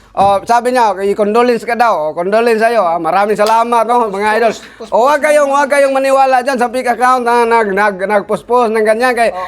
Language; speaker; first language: Filipino; non-native, local second language; Cebuano